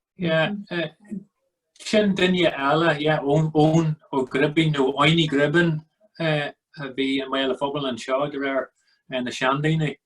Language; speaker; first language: Irish; non-native, local second language; English